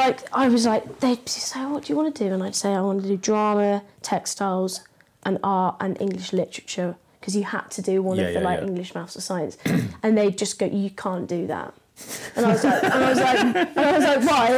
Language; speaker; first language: English; native; English